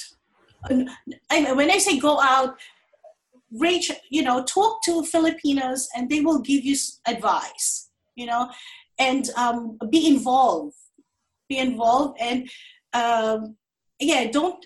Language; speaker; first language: English; non-native, local second language; Filipino